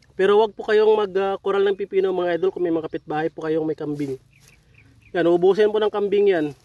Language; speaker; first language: Filipino; non-native, local second language; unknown